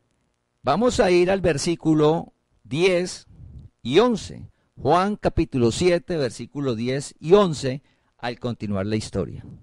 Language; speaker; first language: Spanish; native; Spanish